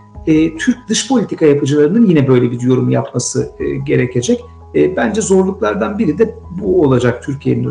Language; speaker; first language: Turkish; native; Turkish